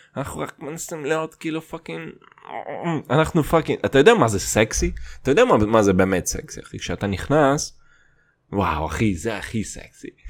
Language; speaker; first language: Hebrew; non-native, fluent; Russian